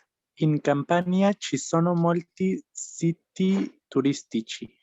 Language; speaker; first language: Italian; non-native, learner; Spanish